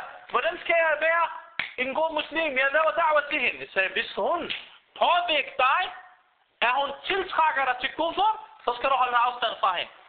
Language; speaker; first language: Danish; early bilingual, other home language; Arabic